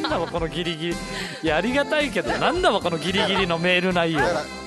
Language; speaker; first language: Japanese; native; Japanese